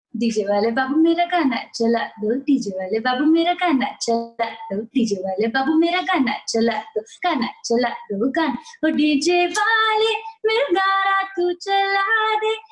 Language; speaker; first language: Hindi; native; Hindi